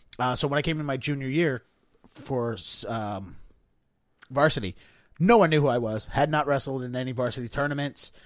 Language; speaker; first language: English; native; English